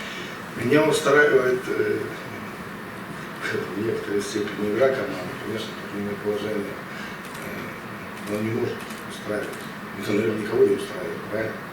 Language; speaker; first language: Russian; native; Russian